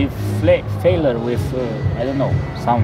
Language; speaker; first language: English; non-native, learner; Romanian